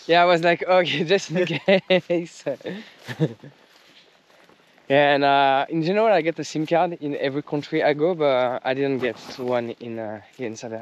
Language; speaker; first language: English; non-native, fluent; French